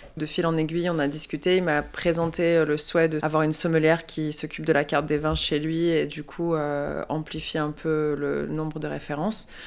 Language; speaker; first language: French; native; French